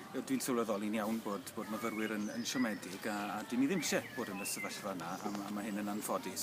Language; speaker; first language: Welsh; native; Welsh